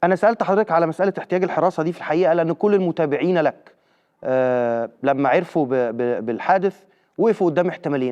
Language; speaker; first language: Arabic; native; Arabic